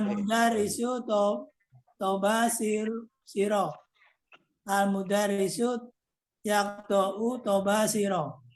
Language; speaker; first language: Arabic; non-native, learner; Indonesian